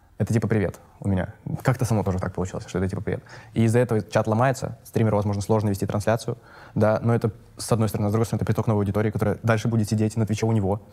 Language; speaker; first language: Russian; native; Russian